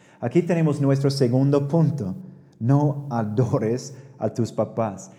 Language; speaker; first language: Spanish; non-native, fluent; English